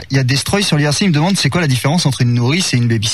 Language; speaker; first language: French; native; French